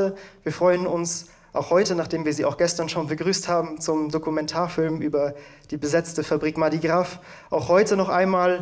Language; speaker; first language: German; native; German